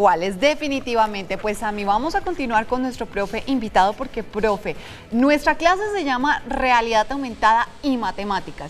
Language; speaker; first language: Spanish; native; Spanish